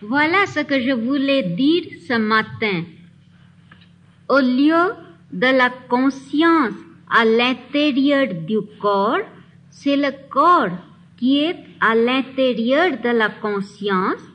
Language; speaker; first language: French; native; French